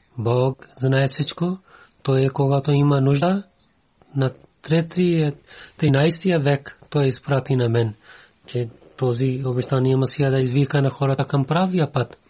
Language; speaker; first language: Bulgarian; non-native, learner; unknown